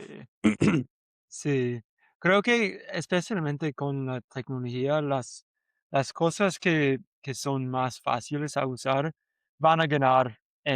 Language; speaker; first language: Spanish; non-native, learner; English